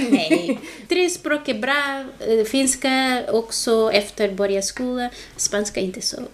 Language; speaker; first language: Swedish; non-native, learner; Portuguese